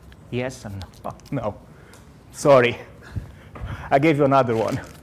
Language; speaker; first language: English; non-native, fluent; Romanian